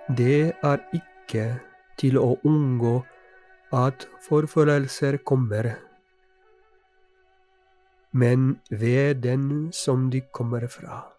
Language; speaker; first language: Norwegian; non-native, fluent; Polish